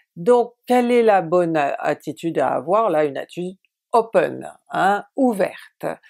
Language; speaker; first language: French; native; French